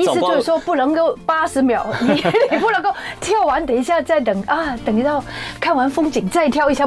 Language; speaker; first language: Chinese; native; Chinese